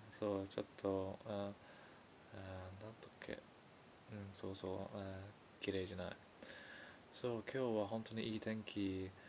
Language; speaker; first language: Japanese; non-native, learner; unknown